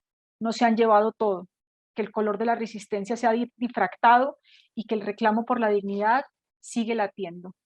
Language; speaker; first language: Spanish; native; Spanish